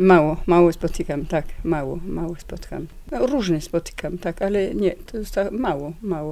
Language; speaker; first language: Polish; non-native, learner; French